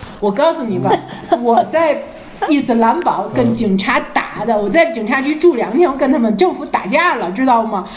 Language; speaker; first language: Chinese; native; Chinese